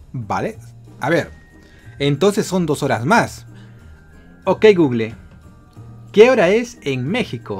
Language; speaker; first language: Spanish; native; Spanish